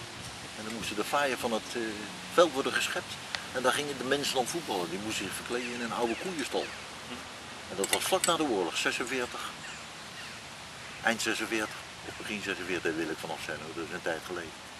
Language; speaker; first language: Dutch; native; Dutch